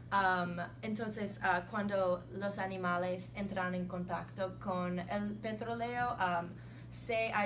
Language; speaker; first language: Spanish; non-native, learner; English